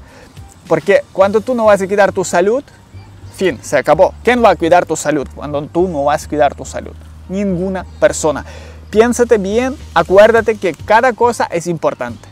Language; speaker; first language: Spanish; non-native, learner; Ukrainian